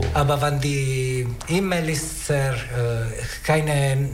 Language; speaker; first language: German; non-native, learner; Italian